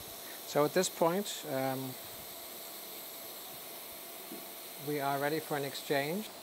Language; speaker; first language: English; native; English